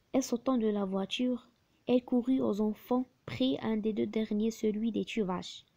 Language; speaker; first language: French; non-native, local second language; Arabic